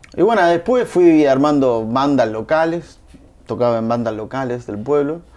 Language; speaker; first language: Spanish; native; Spanish